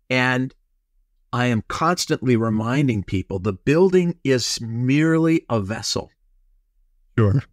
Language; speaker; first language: English; native; English